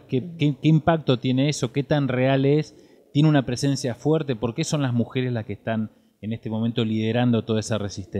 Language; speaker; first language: Spanish; native; Spanish